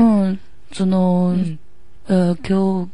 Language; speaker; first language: Japanese; non-native, learner; Chinese